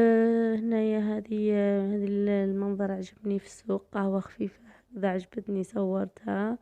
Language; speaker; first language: Arabic; native; Arabic